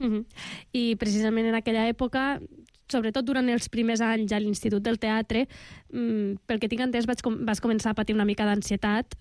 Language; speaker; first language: Catalan; native; Catalan